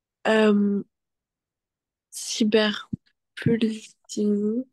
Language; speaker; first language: English; non-native, learner; French